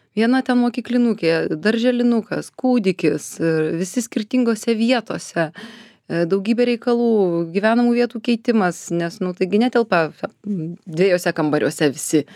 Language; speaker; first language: Lithuanian; native; Lithuanian